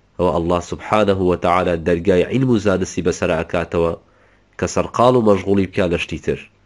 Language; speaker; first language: Central Kurdish; native; Central Kurdish